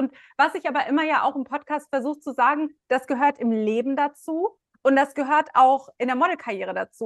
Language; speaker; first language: German; native; German